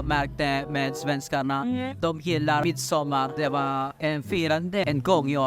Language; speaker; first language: Swedish; non-native, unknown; Filipino